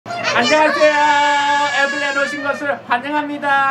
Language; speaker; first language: Korean; non-native, fluent; English